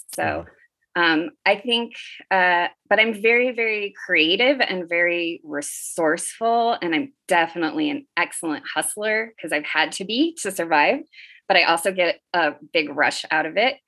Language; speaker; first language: English; native; English